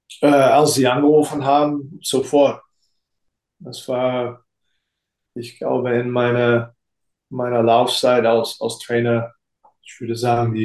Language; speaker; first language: German; non-native, fluent; English